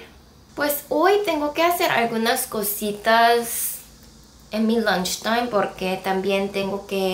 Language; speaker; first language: Spanish; non-native, fluent; Korean